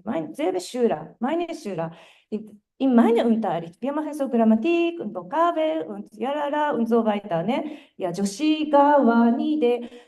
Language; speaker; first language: German; non-native, fluent; Japanese